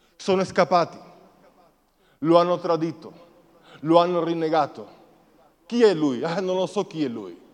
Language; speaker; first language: Italian; non-native, fluent; Spanish